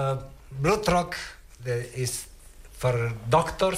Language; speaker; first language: German; non-native, learner; Italian